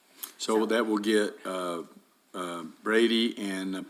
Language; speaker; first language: English; native; English